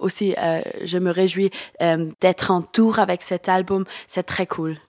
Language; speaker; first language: French; non-native, learner; Swiss German